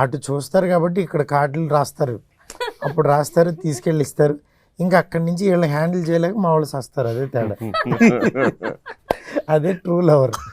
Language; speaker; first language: Telugu; native; Telugu